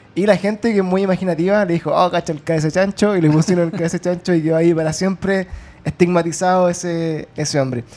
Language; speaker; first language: Spanish; native; Spanish